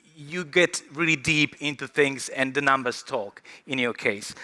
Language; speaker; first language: English; non-native, fluent; Slovak